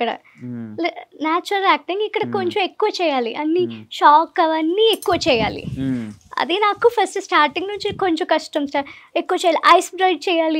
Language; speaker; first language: Telugu; non-native, learner; Malayalam